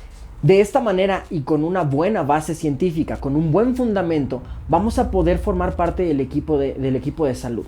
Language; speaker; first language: Spanish; native; Spanish